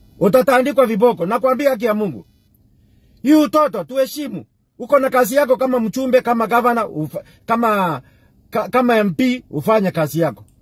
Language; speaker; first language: Swahili; non-native, local second language; Gusii